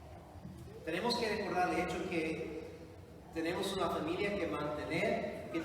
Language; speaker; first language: Spanish; non-native, fluent; English